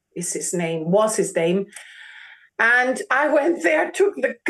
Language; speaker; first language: English; non-native, fluent; German